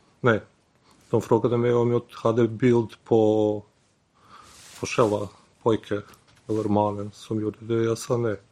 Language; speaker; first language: Swedish; non-native, learner; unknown